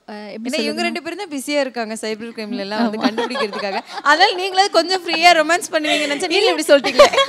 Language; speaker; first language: Tamil; native; Tamil